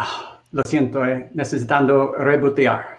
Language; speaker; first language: Spanish; non-native, learner; English